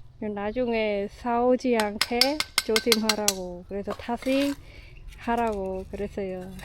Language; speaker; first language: Korean; non-native, fluent; Khmer